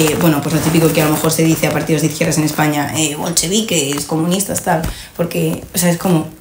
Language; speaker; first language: Spanish; native; Spanish